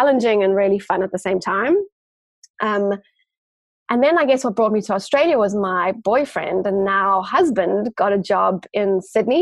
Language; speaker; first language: English; native; English